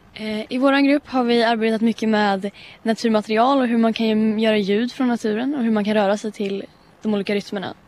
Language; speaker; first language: Swedish; native; Swedish